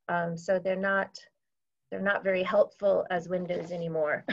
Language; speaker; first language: English; native; English